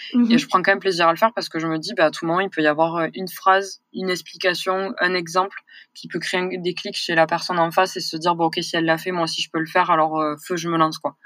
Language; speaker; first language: French; native; French